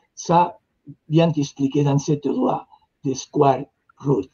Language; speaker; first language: French; non-native, fluent; Spanish